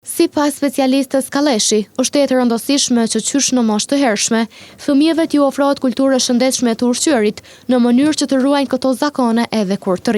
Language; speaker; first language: Albanian; native; Albanian